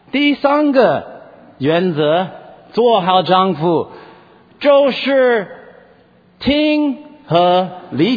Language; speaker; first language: Chinese; non-native, fluent; English